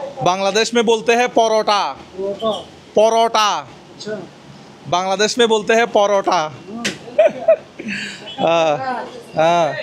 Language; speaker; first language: Hindi; non-native, learner; Bangla